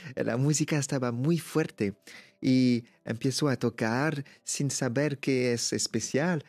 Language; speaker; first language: Spanish; non-native, learner; French